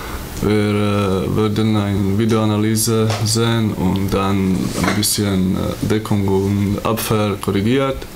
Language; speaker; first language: German; non-native, learner; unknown